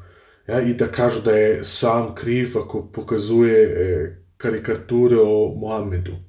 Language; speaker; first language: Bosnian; early bilingual, heritage; Bosnian